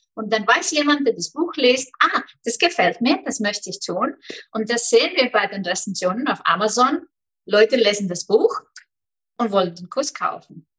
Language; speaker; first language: German; non-native, fluent; Icelandic